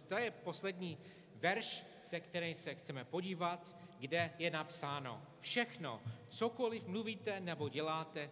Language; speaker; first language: Czech; non-native, fluent; English